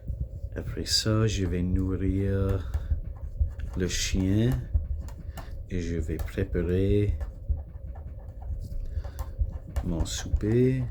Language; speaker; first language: French; non-native, local second language; English